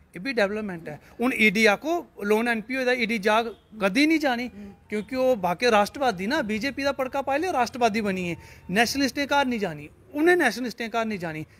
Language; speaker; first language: Punjabi; non-native, local second language; Dogri